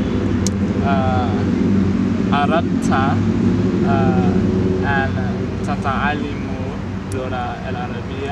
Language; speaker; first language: Arabic; non-native, learner; English